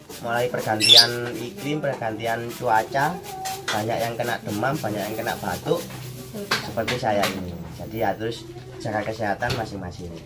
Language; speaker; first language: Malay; non-native, local second language; Javanese